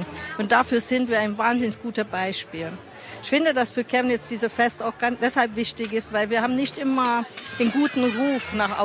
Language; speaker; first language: German; non-native, fluent; Hungarian